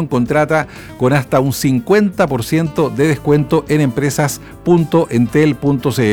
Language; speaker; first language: Spanish; native; Spanish